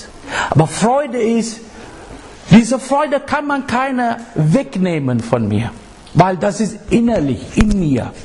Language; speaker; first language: German; non-native, fluent; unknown